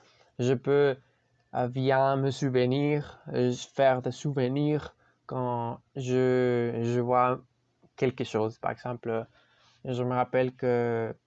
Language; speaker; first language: French; non-native, learner; Spanish